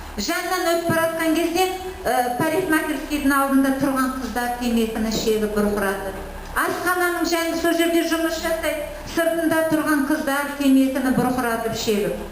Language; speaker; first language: Kazakh; native; Kazakh